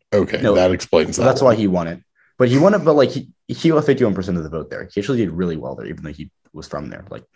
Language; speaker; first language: English; native; English